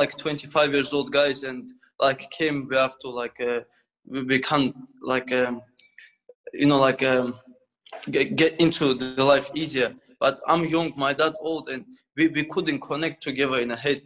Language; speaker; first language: English; non-native, fluent; Russian